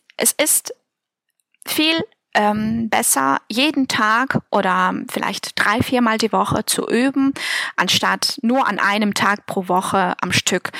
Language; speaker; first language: German; non-native, fluent; Russian